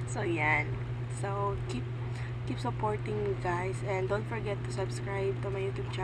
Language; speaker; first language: English; non-native, learner; Filipino